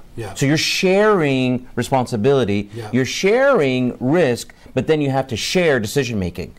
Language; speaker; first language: English; native; English